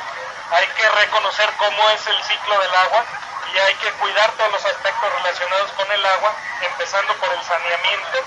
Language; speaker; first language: Spanish; native; Spanish